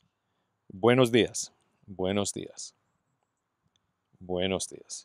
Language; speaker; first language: Spanish; non-native, fluent; English